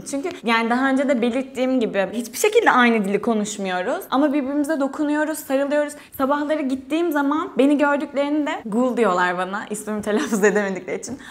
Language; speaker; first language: Turkish; native; Turkish